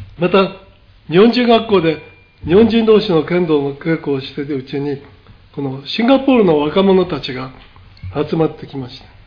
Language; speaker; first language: Japanese; native; Japanese